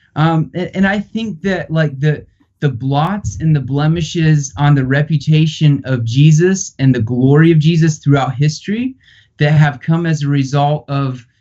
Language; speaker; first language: English; native; English